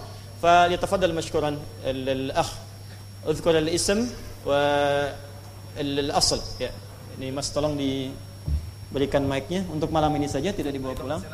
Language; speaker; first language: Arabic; non-native, fluent; Indonesian